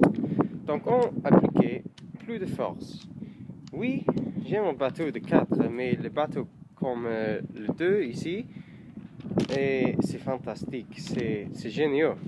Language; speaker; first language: French; non-native, learner; English